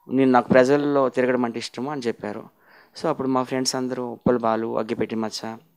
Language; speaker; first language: Telugu; native; Telugu